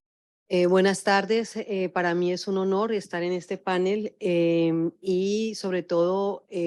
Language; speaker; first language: Spanish; native; Spanish